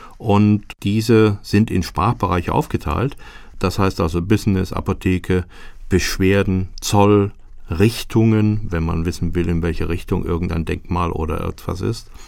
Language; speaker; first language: German; native; German